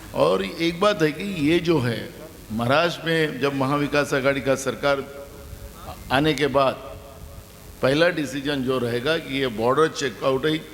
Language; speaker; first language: Hindi; non-native, local second language; Marathi